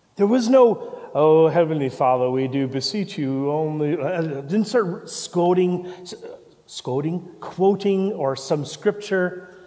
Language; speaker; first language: English; native; English